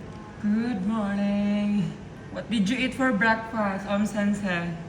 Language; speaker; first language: English; non-native, fluent; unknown